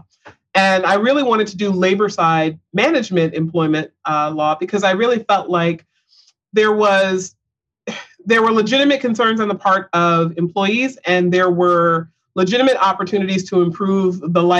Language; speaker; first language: English; native; English